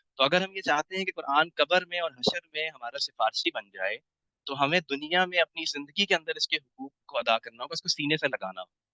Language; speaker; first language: Urdu; native; Urdu